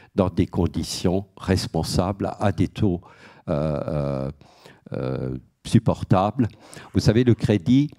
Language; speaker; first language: French; native; French